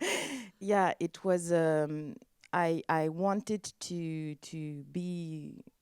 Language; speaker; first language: English; non-native, learner; French